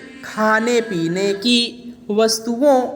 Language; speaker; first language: Hindi; native; Hindi